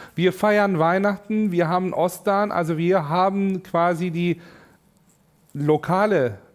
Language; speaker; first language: German; non-native, fluent; Turkish